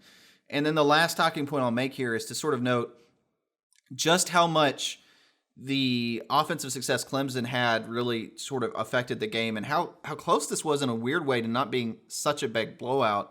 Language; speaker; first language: English; native; English